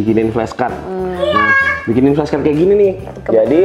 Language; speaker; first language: Indonesian; native; Indonesian